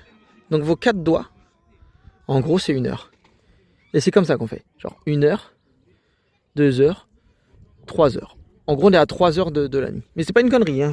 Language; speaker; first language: French; native; French